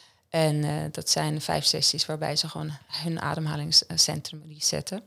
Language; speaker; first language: Dutch; non-native, fluent; Swiss German